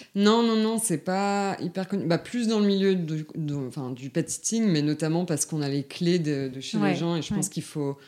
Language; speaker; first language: French; native; French